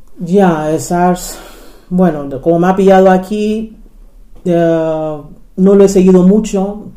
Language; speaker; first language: Spanish; non-native, fluent; English